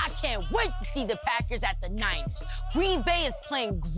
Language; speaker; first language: English; native; English